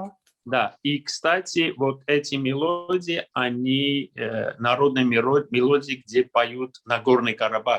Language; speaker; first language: Russian; non-native, local second language; Armenian